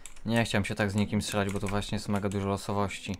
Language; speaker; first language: Polish; native; Polish